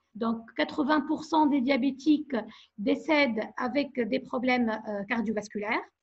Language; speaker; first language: French; non-native, local second language; Arabic